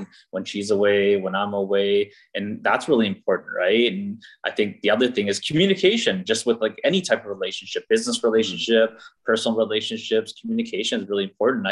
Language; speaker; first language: English; native; English